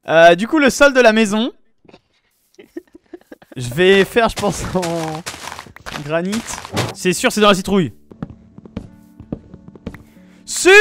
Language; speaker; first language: French; native; French